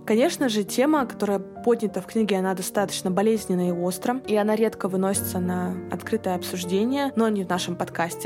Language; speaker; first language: Russian; native; Russian